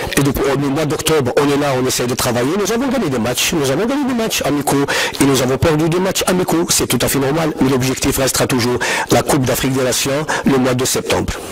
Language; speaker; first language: French; non-native, local second language; Arabic